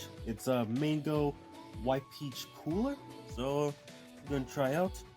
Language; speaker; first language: English; native; English